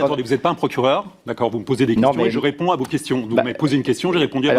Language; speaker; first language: French; native; French